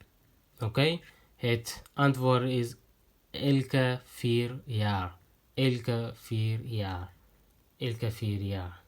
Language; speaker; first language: Dutch; non-native, learner; Tigrinya